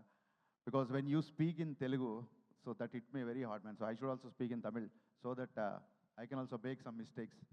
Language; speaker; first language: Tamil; non-native, learner; Telugu